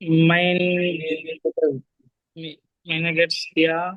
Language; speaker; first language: German; non-native, learner; Bangla